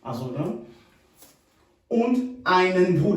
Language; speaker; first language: German; non-native, fluent; French